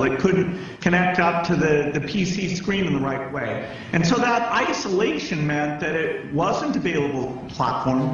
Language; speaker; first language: English; native; English